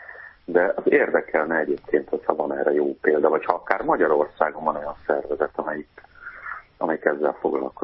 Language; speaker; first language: Hungarian; native; Hungarian